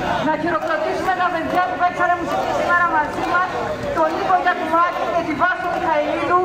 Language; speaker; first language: Greek; native; Greek